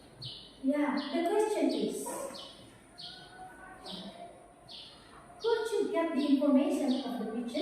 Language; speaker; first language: English; non-native, learner; Indonesian